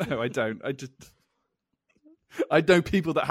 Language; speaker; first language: English; native; English